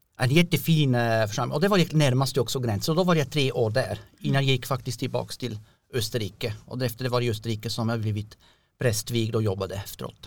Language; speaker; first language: Swedish; non-native, fluent; French